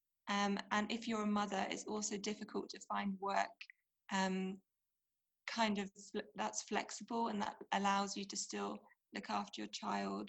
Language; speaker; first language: English; native; English